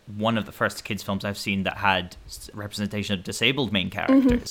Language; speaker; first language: English; native; English